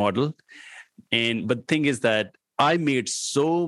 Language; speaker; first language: English; non-native, local second language; Hindi